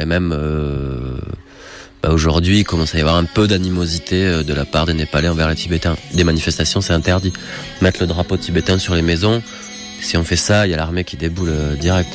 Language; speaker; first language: French; native; French